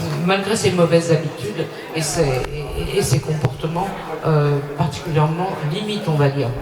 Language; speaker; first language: French; native; French